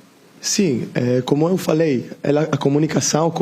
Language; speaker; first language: Portuguese; non-native, learner; Italian